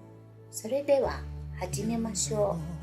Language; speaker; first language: Japanese; non-native, fluent; Mongolian